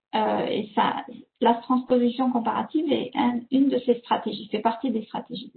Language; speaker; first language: French; native; French